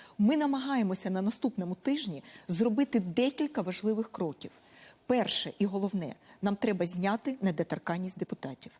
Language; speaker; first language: Ukrainian; non-native, local second language; Russian